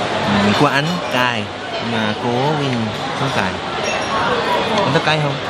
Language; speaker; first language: Vietnamese; non-native, learner; Korean